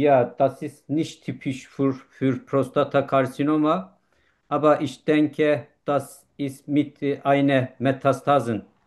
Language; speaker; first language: German; non-native, learner; Turkish